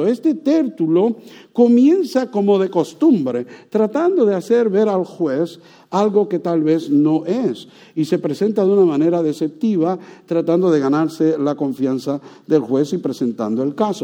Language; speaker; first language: Spanish; native; Spanish